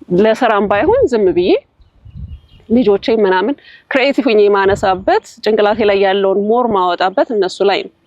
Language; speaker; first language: Amharic; native; Amharic